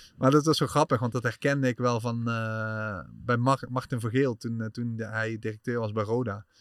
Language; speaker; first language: Dutch; native; Dutch